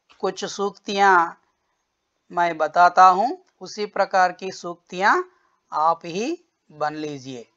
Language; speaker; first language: Hindi; non-native, local second language; Telugu